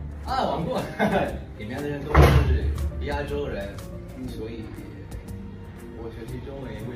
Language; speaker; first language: Chinese; non-native, learner; Spanish